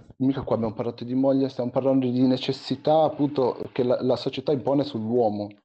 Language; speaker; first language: Italian; early bilingual, other home language; Arabic